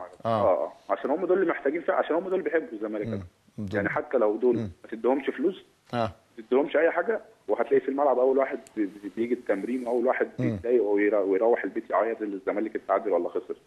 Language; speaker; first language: Arabic; native; Arabic